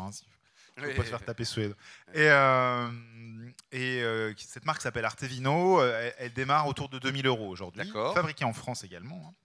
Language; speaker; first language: French; native; French